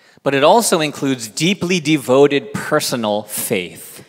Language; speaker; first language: English; early bilingual, other home language; Korean